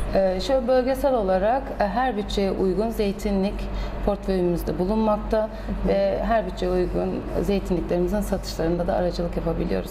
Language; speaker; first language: Turkish; native; Turkish